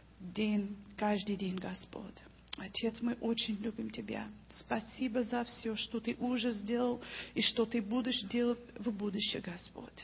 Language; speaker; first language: Russian; non-native, learner; English